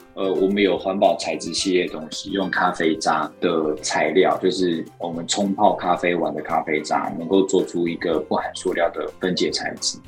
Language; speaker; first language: Chinese; native; Chinese